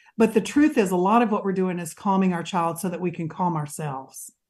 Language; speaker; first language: English; native; English